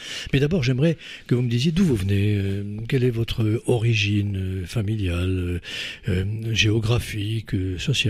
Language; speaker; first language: French; native; French